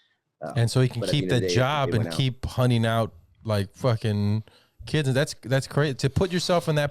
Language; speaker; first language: English; native; English